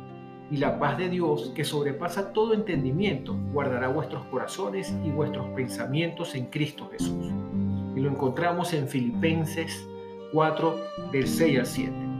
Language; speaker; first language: Spanish; native; Spanish